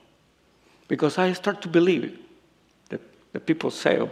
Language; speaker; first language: English; non-native, learner; Spanish